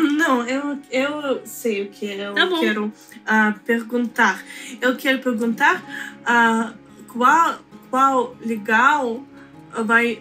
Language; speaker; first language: Portuguese; non-native, learner; Russian